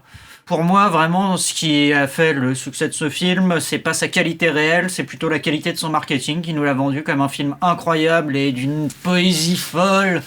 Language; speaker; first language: French; native; French